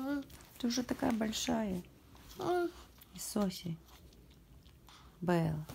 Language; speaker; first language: Russian; native; Russian